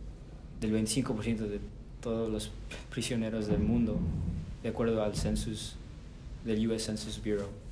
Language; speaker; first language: Spanish; early bilingual, heritage; Spanish